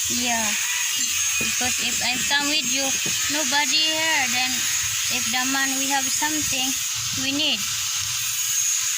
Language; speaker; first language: English; non-native, learner; Cebuano